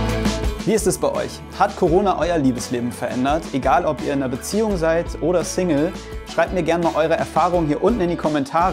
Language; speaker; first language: German; native; German